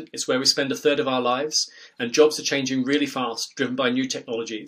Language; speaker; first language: English; native; English